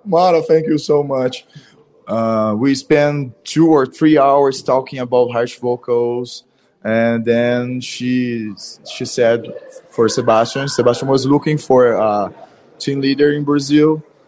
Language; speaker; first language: English; non-native, learner; Portuguese